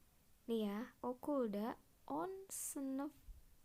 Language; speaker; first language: Turkish; non-native, fluent; Indonesian